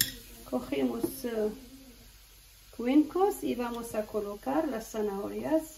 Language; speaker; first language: Spanish; non-native, fluent; Arabic